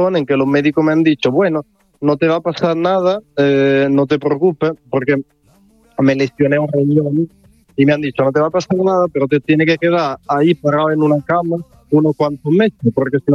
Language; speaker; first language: Spanish; non-native, fluent; Italian